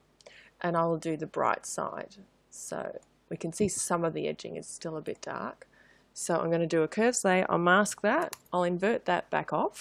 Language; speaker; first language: English; native; English